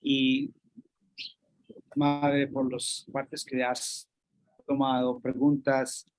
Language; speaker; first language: Spanish; non-native, fluent; English